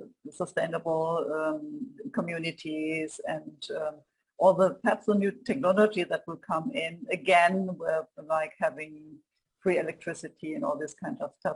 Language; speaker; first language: English; non-native, fluent; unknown